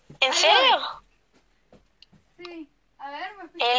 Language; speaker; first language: Spanish; early bilingual, heritage; Spanish